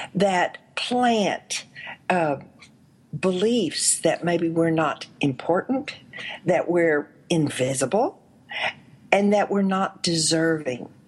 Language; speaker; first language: English; native; English